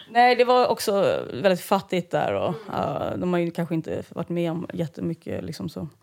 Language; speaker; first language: Swedish; native; Swedish